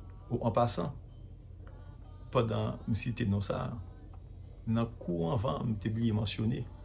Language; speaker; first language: French; non-native, local second language; Haitian Creole